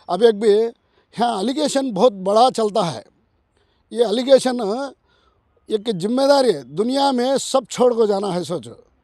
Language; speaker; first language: Hindi; non-native, local second language; Urdu